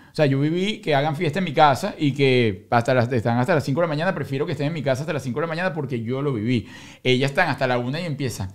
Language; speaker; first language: Spanish; native; Spanish